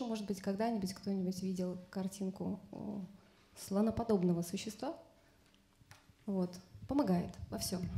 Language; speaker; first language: Russian; native; Russian